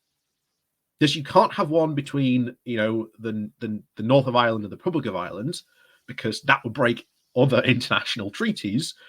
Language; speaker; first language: English; native; English